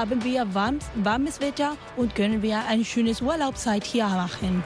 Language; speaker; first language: German; non-native, learner; Spanish